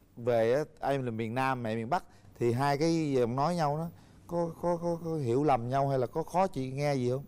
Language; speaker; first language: Vietnamese; native; Vietnamese